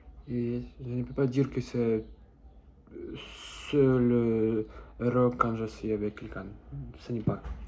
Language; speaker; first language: French; non-native, learner; Russian